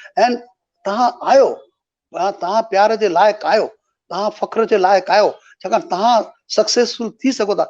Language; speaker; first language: Sindhi; native; Sindhi